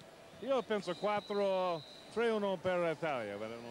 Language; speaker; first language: Italian; non-native, learner; English